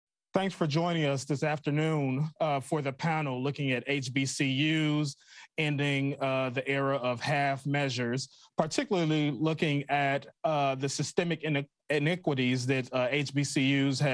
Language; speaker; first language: English; native; English